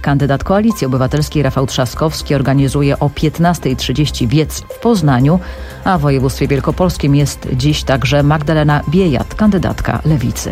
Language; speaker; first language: Polish; native; Polish